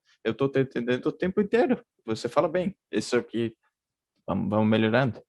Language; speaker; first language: Portuguese; non-native, fluent; Spanish